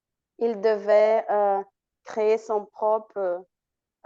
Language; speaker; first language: French; non-native, fluent; Portuguese